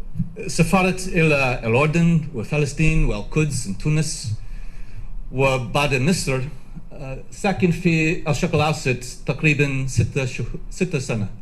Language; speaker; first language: Arabic; non-native, learner; English